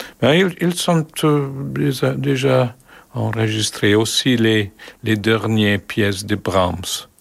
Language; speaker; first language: French; non-native, learner; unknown